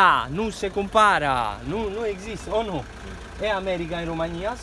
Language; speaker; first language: Romanian; non-native, learner; Italian